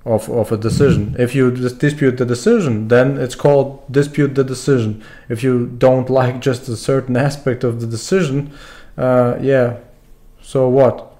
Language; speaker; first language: English; non-native, fluent; Latvian